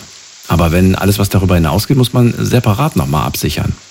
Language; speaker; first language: German; native; German